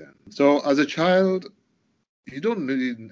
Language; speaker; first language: English; non-native, local second language; Kinyarwanda